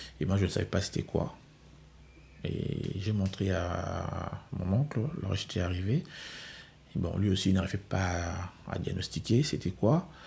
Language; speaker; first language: French; non-native, local second language; Lingala